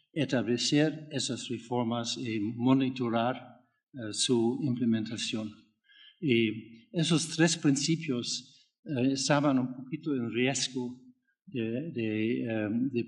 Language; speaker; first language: Spanish; non-native, learner; German